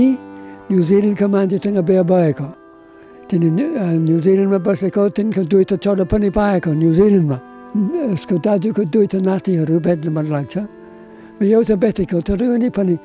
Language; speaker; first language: Nepali; non-native, learner; English